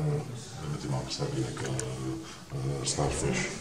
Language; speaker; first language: Greek; non-native, learner; Dutch